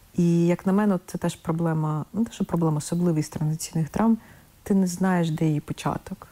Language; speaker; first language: Ukrainian; non-native, local second language; Russian